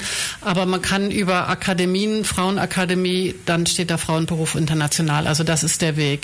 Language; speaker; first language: German; native; German